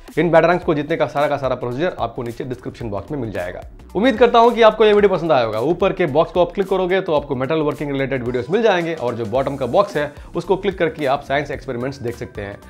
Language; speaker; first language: Hindi; non-native, local second language; Tamil